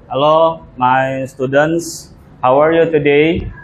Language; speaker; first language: English; non-native, learner; Indonesian